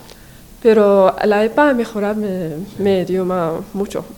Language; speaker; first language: Spanish; non-native, learner; Arabic